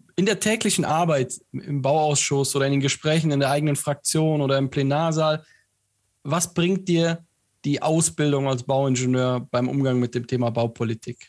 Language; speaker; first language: German; native; German